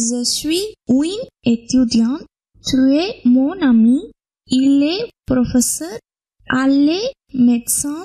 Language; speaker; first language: French; non-native, learner; Tamil